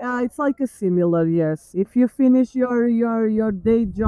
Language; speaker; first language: English; non-native, learner; Portuguese